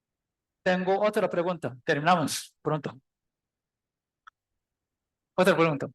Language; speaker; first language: Spanish; non-native, learner; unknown